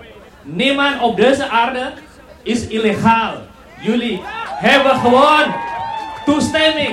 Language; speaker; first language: Dutch; non-native, fluent; Indonesian